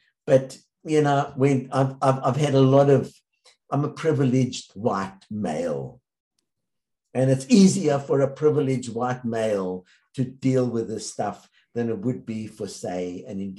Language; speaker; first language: English; native; English